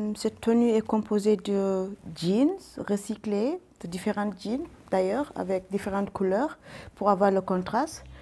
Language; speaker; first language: French; non-native, local second language; Wolof